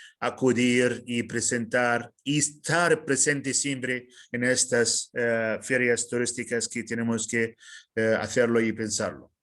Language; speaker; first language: Spanish; non-native, fluent; Arabic